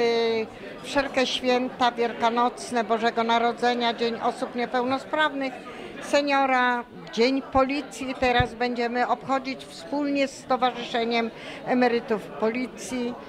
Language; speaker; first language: Polish; native; Polish